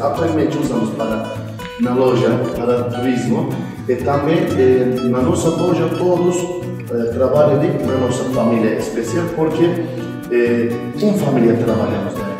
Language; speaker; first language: Portuguese; non-native, learner; Turkish